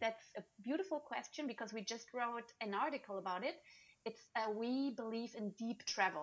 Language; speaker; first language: English; non-native, fluent; German